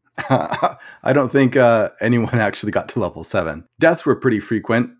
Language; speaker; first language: English; native; English